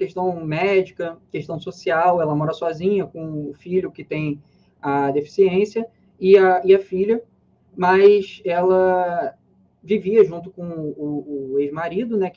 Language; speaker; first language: Portuguese; native; Portuguese